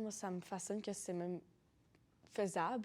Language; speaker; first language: French; native; French